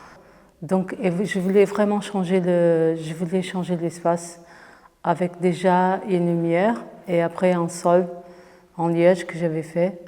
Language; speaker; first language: French; non-native, fluent; Portuguese